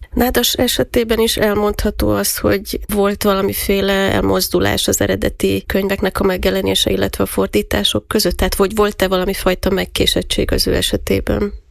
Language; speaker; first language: Hungarian; native; Hungarian